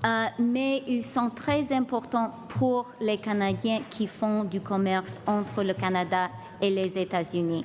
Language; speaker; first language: French; non-native, local second language; English